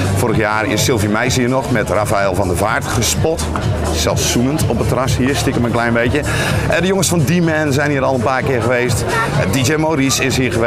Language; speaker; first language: Dutch; native; Dutch